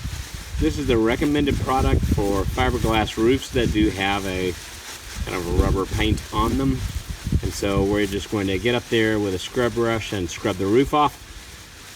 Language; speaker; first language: English; native; English